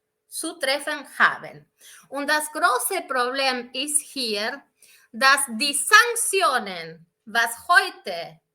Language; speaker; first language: German; non-native, fluent; Spanish